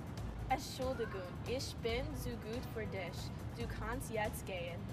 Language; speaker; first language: German; non-native, learner; English